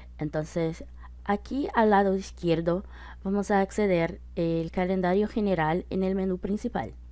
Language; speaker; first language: Spanish; non-native, fluent; Portuguese